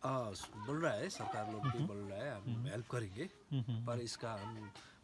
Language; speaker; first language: Hindi; non-native, local second language; Nepali